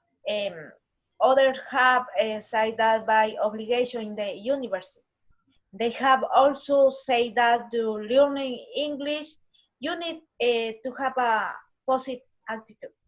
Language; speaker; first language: English; non-native, learner; Spanish